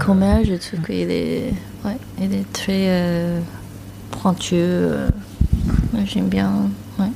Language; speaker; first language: French; non-native, learner; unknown